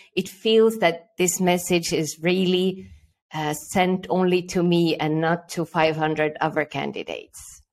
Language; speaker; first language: English; early bilingual, other home language; Estonian